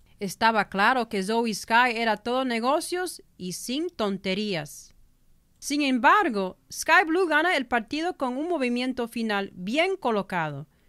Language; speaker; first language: Spanish; early bilingual, heritage; Spanish